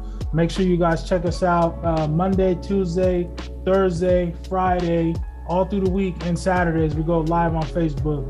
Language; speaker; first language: English; native; English